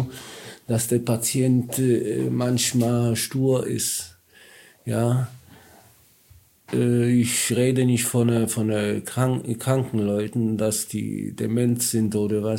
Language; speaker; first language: German; non-native, learner; Polish